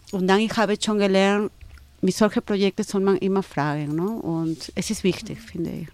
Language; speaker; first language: German; non-native, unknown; Spanish